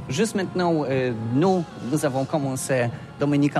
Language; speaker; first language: French; non-native, learner; Polish